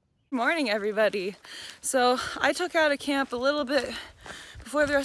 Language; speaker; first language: English; native; English